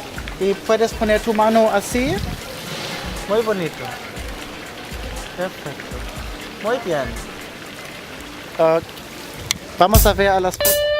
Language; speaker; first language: Spanish; non-native, learner; German